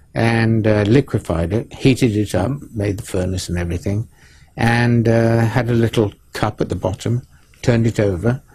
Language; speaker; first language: English; native; English